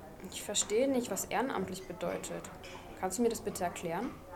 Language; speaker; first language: German; non-native, fluent; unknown